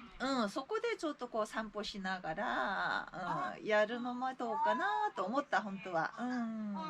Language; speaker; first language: Japanese; non-native, fluent; Korean